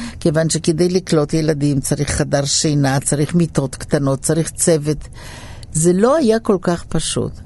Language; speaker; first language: Hebrew; early bilingual, other home language; Polish